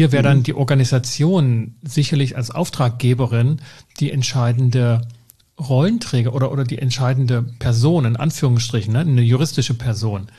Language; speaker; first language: German; native; German